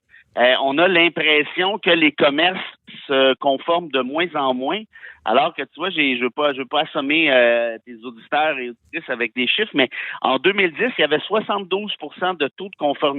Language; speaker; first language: French; native; French